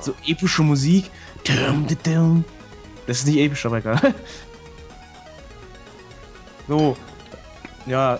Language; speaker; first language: German; native; German